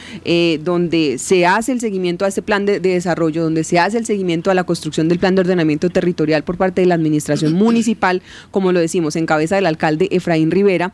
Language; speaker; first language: Spanish; native; Spanish